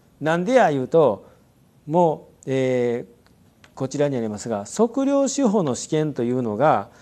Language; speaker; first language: Japanese; native; Japanese